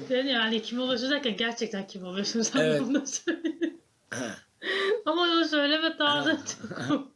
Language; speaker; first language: Turkish; native; Turkish